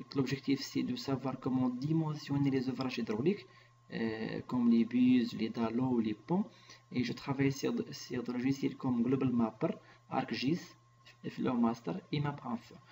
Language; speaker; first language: French; non-native, local second language; Arabic